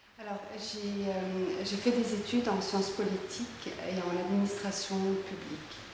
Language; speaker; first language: French; non-native, local second language; Arabic